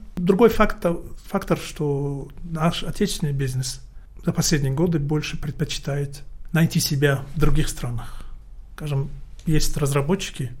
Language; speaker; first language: Russian; non-native, local second language; Tajik